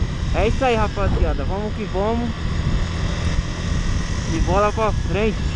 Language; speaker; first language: Portuguese; native; Portuguese